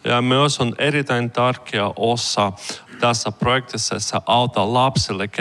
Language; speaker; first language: Finnish; non-native, learner; Ukrainian